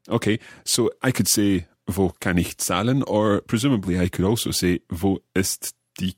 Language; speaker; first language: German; non-native, learner; English